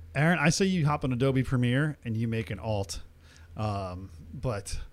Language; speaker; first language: English; early bilingual, other home language; Hindi